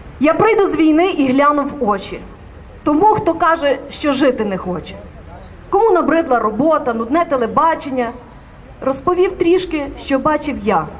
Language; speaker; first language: Ukrainian; native; Ukrainian